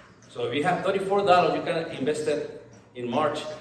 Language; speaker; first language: English; non-native, fluent; Spanish